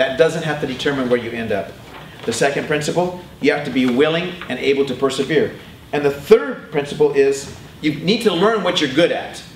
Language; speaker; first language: English; native; English